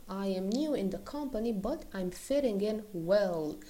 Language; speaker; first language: English; non-native, fluent; Romanian